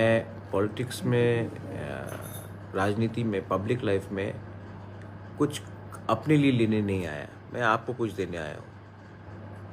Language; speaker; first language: Hindi; non-native, local second language; Kok Borok